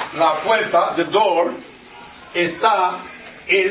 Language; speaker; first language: Spanish; non-native, fluent; English